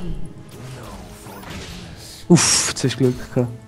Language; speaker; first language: German; native; German